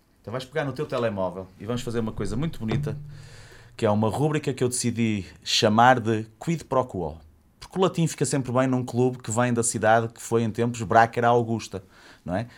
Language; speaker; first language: Portuguese; native; Portuguese